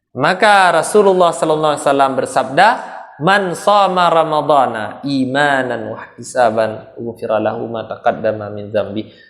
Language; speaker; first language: Malay; non-native, local second language; Achinese